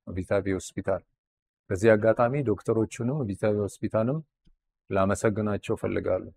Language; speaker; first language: Amharic; native; Amharic